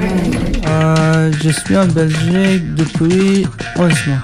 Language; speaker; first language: French; non-native, learner; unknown